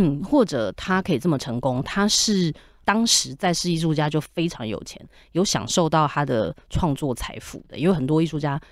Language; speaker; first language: Chinese; native; Chinese